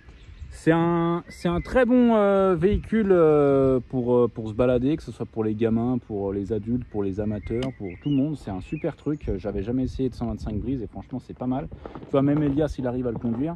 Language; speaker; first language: French; native; French